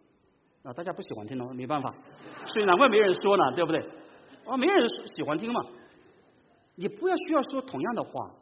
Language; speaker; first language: Chinese; native; Chinese